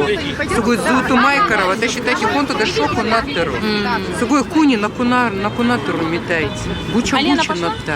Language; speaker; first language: Japanese; non-native, learner; Russian